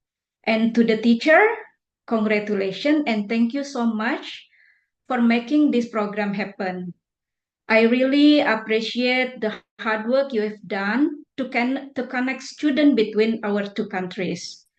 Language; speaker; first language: English; non-native, fluent; Indonesian